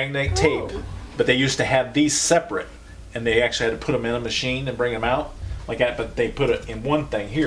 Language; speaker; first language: English; native; English